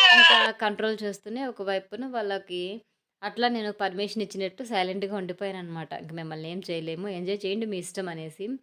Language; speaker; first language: Telugu; native; Telugu